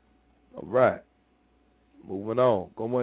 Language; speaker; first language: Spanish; non-native, learner; English